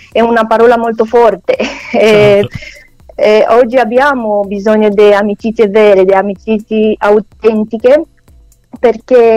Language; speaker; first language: Italian; non-native, learner; Romanian